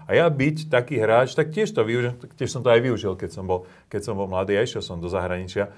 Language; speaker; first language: Slovak; native; Slovak